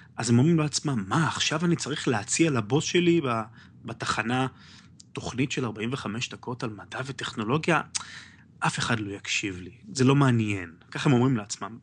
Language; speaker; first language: Hebrew; native; Hebrew